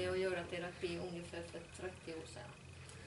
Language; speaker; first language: Swedish; non-native, fluent; Spanish